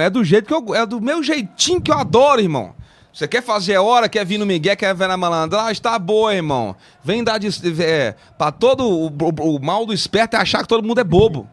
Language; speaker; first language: Portuguese; native; Portuguese